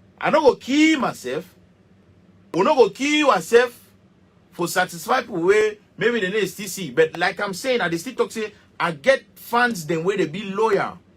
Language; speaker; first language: Nigerian Pidgin; native; Nigerian Pidgin